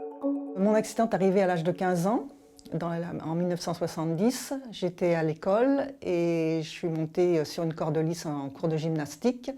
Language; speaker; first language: French; native; French